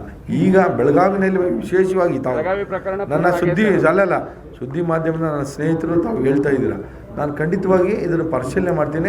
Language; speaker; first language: Kannada; native; Kannada